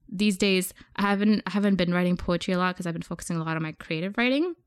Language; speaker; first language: English; early bilingual, other home language; Urdu